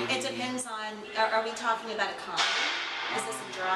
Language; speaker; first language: English; native; English